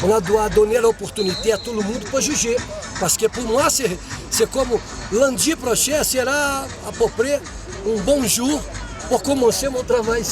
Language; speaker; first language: French; non-native, fluent; Portuguese